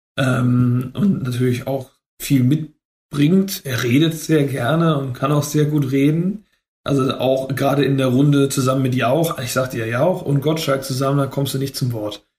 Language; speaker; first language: German; native; German